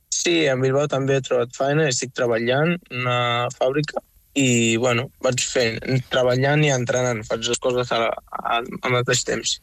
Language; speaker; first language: Catalan; non-native, fluent; Arabic